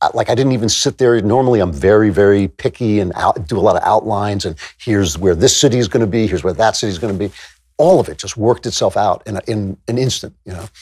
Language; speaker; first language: English; native; English